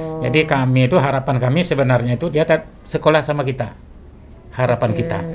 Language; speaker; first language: Indonesian; native; Indonesian